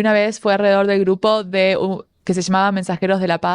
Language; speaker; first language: Spanish; native; Spanish